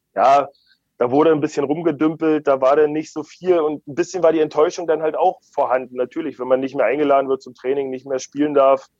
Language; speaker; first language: German; native; German